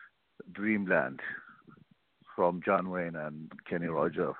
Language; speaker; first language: English; non-native, learner; Arabic